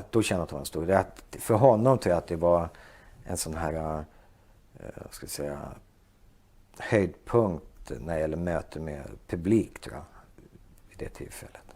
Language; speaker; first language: Swedish; native; Swedish